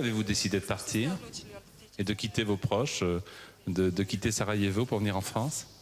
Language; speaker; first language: French; native; French